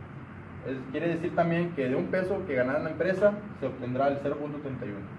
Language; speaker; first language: Spanish; native; Spanish